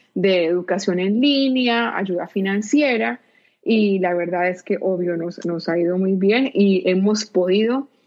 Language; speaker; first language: Spanish; native; Spanish